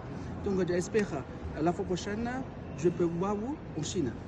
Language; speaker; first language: French; non-native, learner; Chinese